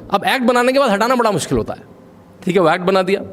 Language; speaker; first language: Hindi; native; Hindi